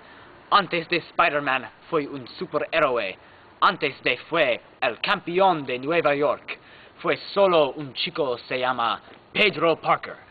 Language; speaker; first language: Spanish; non-native, learner; English